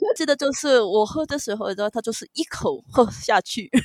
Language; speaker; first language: Chinese; non-native, local second language; Cantonese